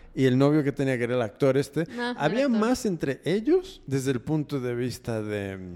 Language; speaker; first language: Spanish; early bilingual, heritage; Spanish